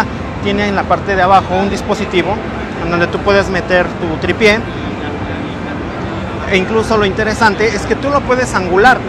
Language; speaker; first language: Spanish; native; Spanish